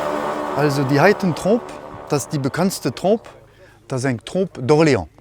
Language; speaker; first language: German; non-native, local second language; Luxembourgish